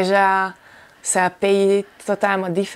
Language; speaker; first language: French; non-native, learner; Hungarian